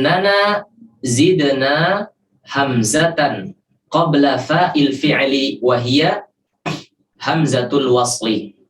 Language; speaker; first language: Arabic; non-native, fluent; Indonesian